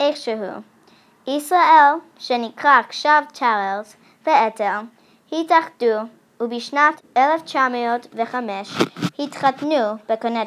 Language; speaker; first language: Hebrew; non-native, learner; English